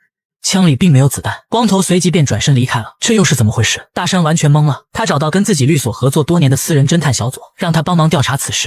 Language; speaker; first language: Chinese; native; Chinese